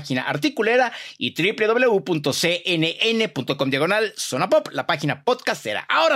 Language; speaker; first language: Spanish; native; Spanish